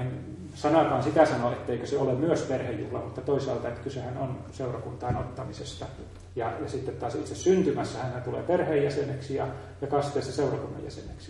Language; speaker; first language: Finnish; native; Finnish